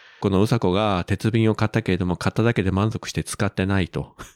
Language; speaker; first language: Japanese; native; Japanese